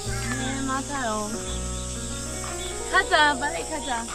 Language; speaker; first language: Korean; non-native, learner; English